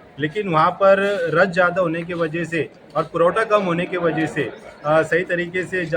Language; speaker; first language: Urdu; native; Urdu